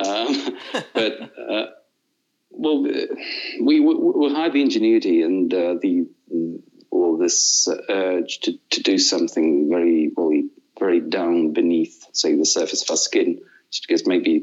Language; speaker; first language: English; non-native, fluent; Russian